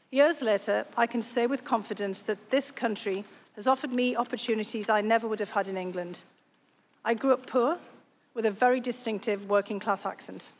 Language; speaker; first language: English; native; English